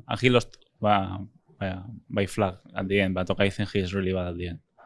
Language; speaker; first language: English; non-native, fluent; Spanish